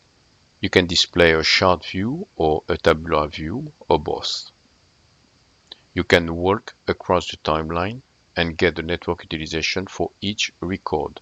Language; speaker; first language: English; non-native, fluent; French